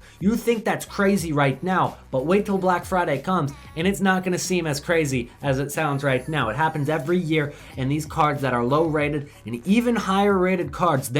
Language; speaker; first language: English; native; English